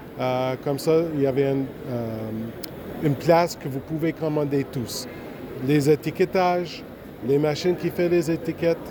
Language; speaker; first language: French; non-native, local second language; English